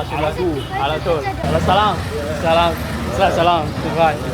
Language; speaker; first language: Arabic; non-native, fluent; Chinese